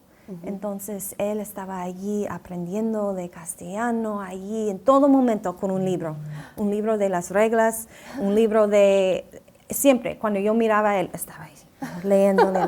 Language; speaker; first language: Spanish; non-native, fluent; English